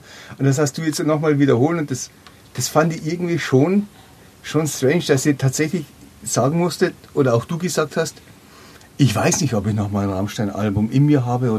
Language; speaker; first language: German; native; German